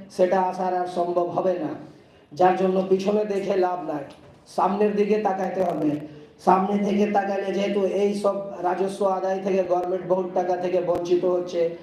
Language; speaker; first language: Bangla; non-native, local second language; Urdu